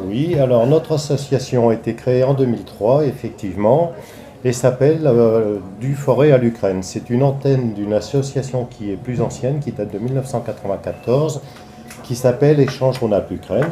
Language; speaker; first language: French; native; French